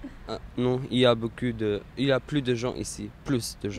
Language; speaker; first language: French; non-native, learner; Bosnian